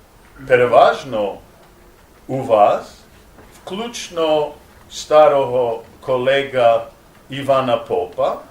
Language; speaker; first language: Ukrainian; non-native, learner; English